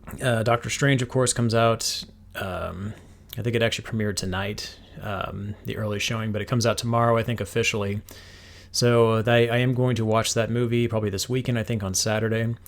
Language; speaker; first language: English; native; English